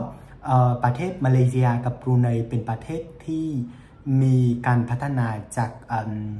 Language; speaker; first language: Thai; non-native, fluent; Vietnamese